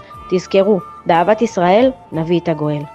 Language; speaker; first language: Hebrew; native; Hebrew